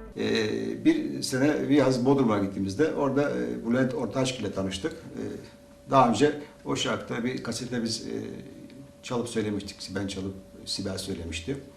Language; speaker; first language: Turkish; native; Turkish